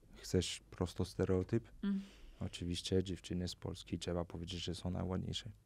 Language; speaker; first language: Polish; non-native, fluent; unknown